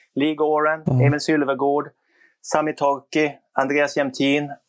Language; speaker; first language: Swedish; native; Swedish